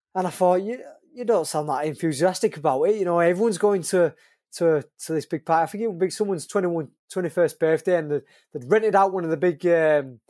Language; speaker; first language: English; native; English